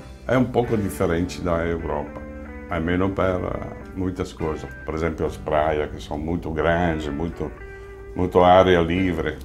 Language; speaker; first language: Portuguese; non-native, fluent; Italian